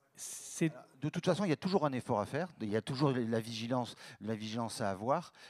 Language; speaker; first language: French; native; French